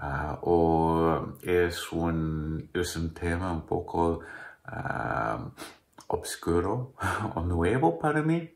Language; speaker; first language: Spanish; non-native, learner; English